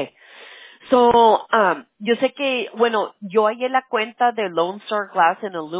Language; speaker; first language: Spanish; early bilingual, heritage; Spanish